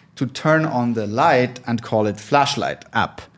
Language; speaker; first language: English; non-native, fluent; German